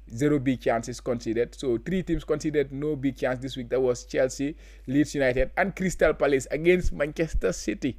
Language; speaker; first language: English; non-native, local second language; Wolof